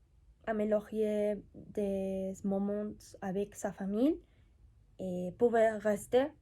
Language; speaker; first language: French; non-native, learner; Spanish